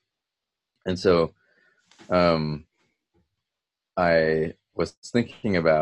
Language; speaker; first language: English; native; English